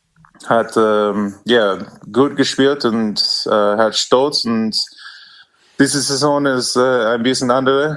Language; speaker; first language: German; non-native, learner; English